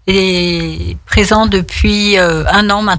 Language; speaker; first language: French; native; French